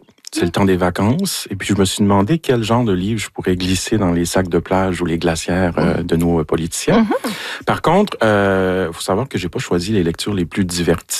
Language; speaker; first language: French; native; French